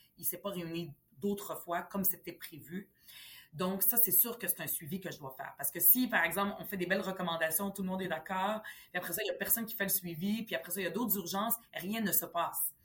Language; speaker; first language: French; early bilingual, other home language; Arabic